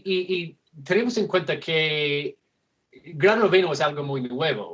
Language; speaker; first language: Spanish; non-native, fluent; English